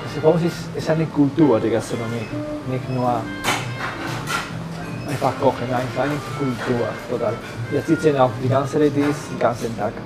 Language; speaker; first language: German; non-native, learner; Spanish